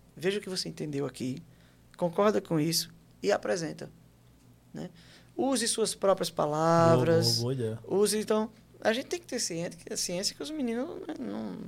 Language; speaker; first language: Portuguese; native; Portuguese